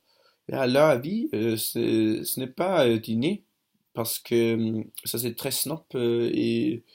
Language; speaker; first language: French; non-native, learner; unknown